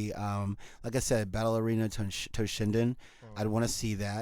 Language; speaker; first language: English; native; English